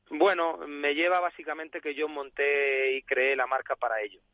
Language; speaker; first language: Spanish; native; Spanish